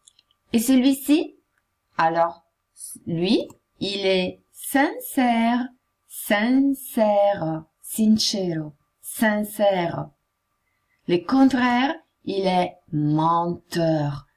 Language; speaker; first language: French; non-native, fluent; Italian